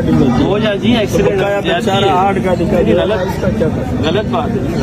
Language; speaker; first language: Urdu; native; Urdu